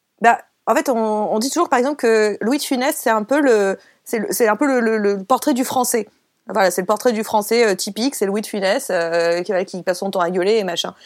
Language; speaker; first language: French; native; French